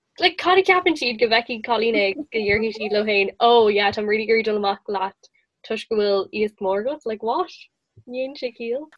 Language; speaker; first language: Irish; non-native, local second language; English